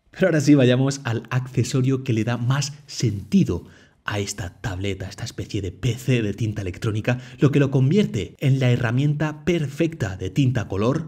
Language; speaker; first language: Spanish; native; Spanish